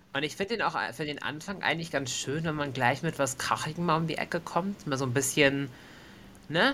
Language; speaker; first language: German; native; German